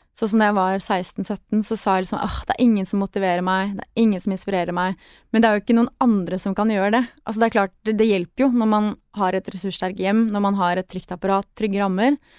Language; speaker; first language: Norwegian; native; Norwegian